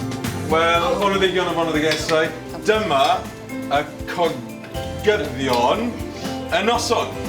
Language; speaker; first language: Welsh; non-native, learner; English